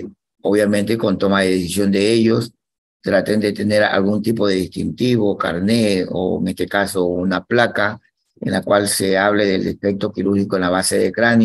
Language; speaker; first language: Spanish; native; Spanish